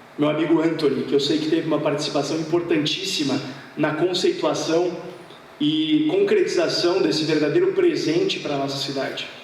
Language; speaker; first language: Portuguese; native; Portuguese